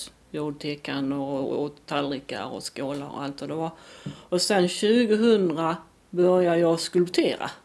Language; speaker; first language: Swedish; non-native, fluent; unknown